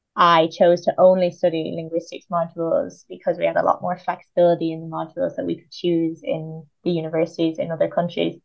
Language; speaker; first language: English; native; English